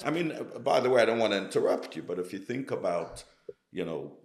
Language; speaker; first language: English; early bilingual, other home language; Yiddish